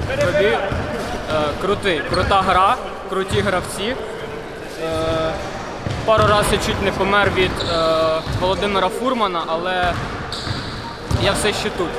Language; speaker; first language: Ukrainian; native; Ukrainian